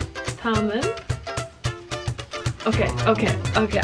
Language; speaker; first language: Korean; non-native, learner; English